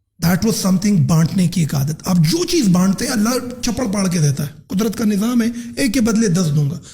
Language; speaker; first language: Urdu; non-native, local second language; Pashto